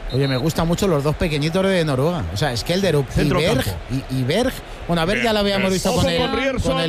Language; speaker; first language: Spanish; native; Spanish